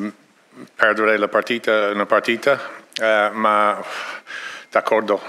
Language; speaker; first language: Italian; non-native, learner; English